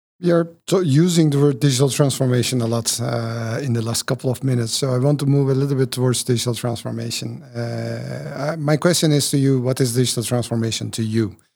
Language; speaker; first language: English; non-native, fluent; Turkish